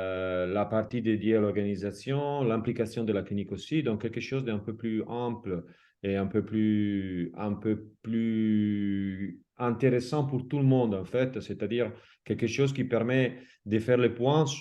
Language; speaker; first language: French; non-native, fluent; Italian